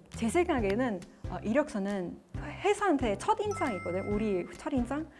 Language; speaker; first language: Korean; non-native, fluent; Indonesian